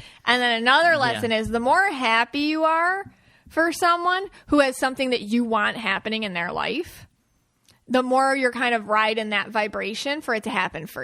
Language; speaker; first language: English; native; English